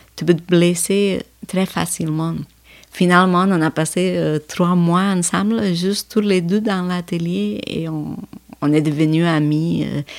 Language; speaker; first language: French; non-native, fluent; Spanish